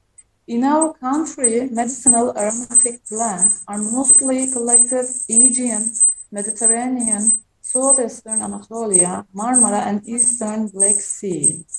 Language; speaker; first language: English; non-native, fluent; Turkish